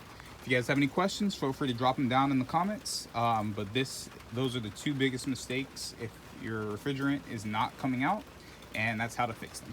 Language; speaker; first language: English; native; English